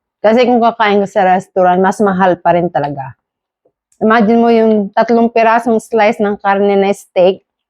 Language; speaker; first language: Filipino; native; Filipino